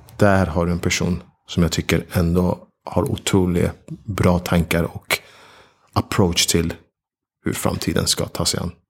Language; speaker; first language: Swedish; early bilingual, other home language; Ganda